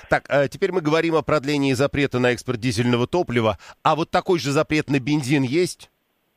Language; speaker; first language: Russian; native; Russian